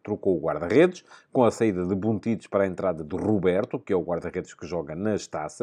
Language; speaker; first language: Portuguese; native; Portuguese